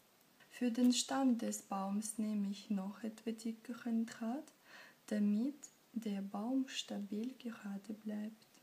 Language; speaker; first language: German; non-native, fluent; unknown